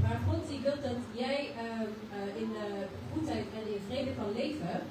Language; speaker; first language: Dutch; early bilingual, other home language; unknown